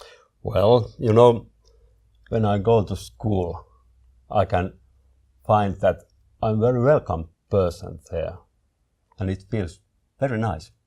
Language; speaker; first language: English; non-native, fluent; Finnish